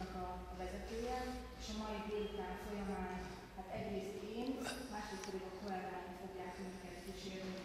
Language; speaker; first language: Hungarian; native; Hungarian